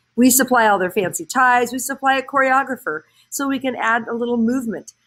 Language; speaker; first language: English; native; English